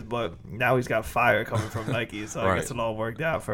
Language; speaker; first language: English; native; English